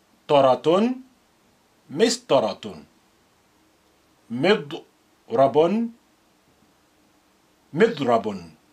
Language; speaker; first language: Arabic; non-native, fluent; English